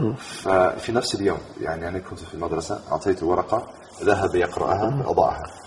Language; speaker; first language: Arabic; non-native, fluent; English